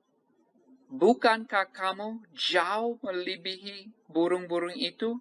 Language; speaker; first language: Indonesian; non-native, fluent; English